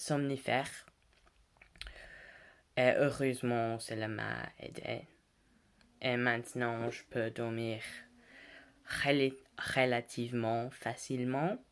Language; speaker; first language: French; non-native, learner; English